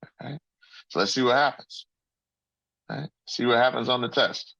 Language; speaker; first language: English; native; English